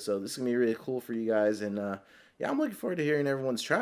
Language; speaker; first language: English; native; English